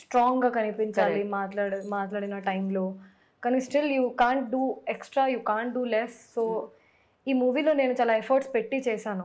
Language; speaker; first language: Telugu; non-native, fluent; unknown